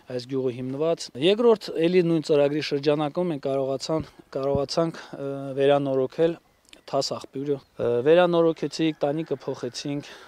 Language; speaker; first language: Armenian; native; Armenian